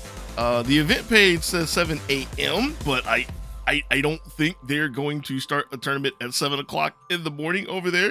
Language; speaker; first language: English; native; English